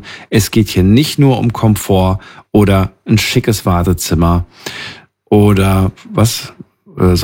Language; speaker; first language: German; native; German